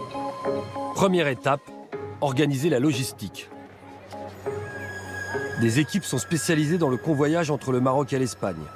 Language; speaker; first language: French; native; French